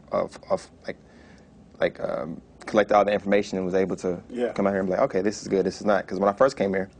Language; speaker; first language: English; native; English